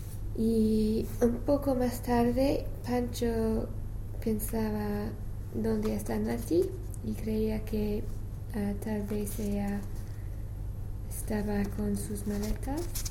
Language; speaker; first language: Spanish; non-native, learner; English